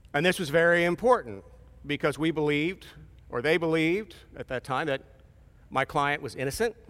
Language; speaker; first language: English; native; English